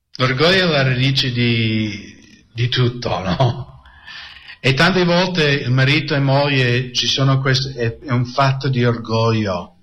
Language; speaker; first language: Italian; non-native, fluent; English